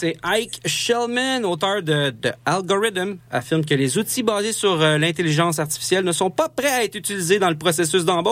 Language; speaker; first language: French; native; French